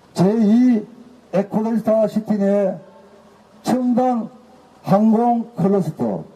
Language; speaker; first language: Korean; native; Korean